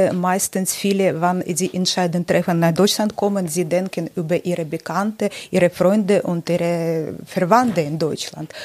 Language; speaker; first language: German; non-native, learner; Ukrainian